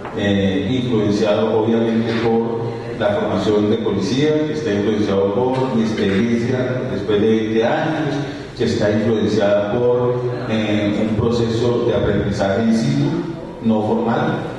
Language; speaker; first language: Spanish; native; Spanish